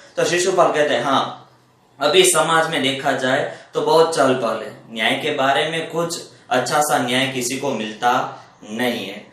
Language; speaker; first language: Hindi; non-native, local second language; Gujarati